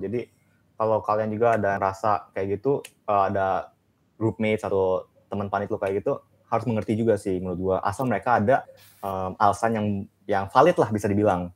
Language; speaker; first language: Indonesian; native; Indonesian